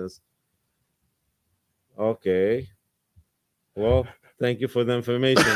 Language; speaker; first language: English; non-native, learner; Arabic